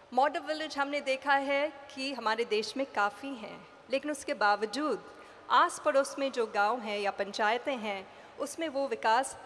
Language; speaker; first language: Hindi; native; Hindi